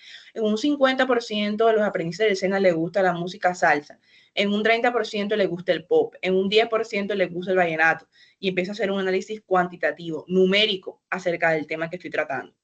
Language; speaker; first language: Spanish; native; Spanish